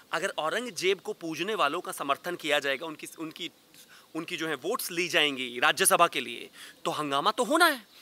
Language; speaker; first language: Hindi; native; Hindi